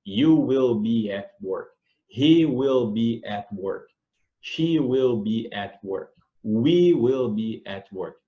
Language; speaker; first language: English; non-native, fluent; Portuguese